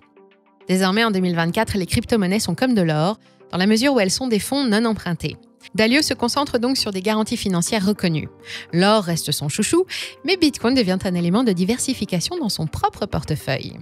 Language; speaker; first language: French; native; French